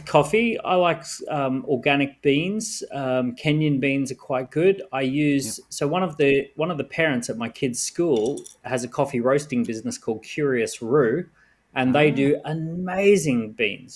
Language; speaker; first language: English; native; English